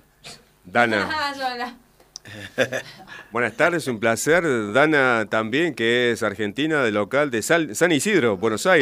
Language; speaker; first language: Spanish; native; Spanish